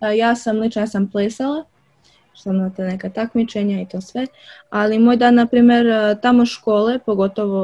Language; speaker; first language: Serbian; early bilingual, other home language; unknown